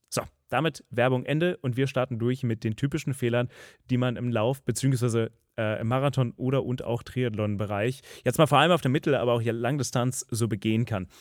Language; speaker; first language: German; native; German